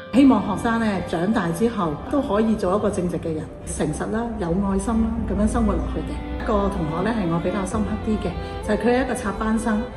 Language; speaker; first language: Cantonese; native; Cantonese